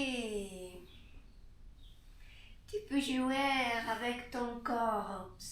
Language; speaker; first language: French; non-native, learner; Spanish